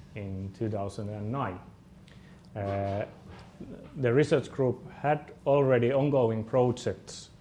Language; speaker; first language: English; non-native, fluent; Finnish